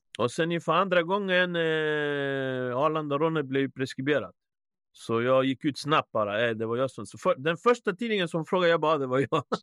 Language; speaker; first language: Swedish; early bilingual, other home language; Spanish